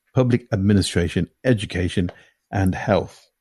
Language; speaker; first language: English; native; English